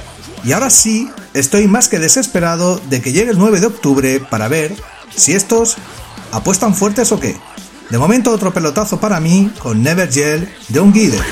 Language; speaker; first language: Spanish; native; Spanish